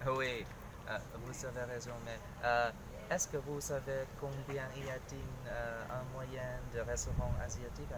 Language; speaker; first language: French; non-native, learner; Vietnamese